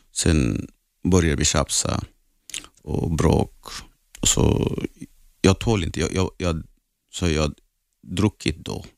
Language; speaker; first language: Swedish; non-native, learner; Arabic